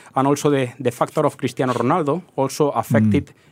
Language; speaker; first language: English; non-native, fluent; Spanish